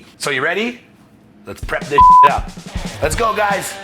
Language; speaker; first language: English; native; English